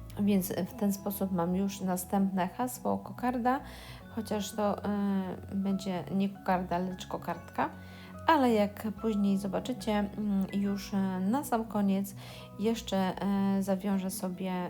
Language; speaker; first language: Polish; native; Polish